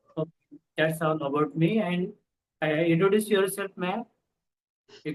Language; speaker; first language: English; non-native, local second language; Marathi